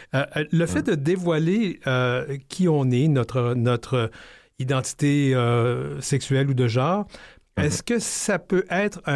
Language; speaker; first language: French; native; French